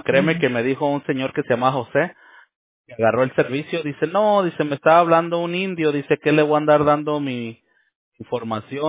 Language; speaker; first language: Spanish; early bilingual, heritage; Spanish